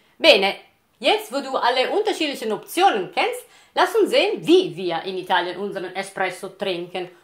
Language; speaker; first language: German; non-native, fluent; Italian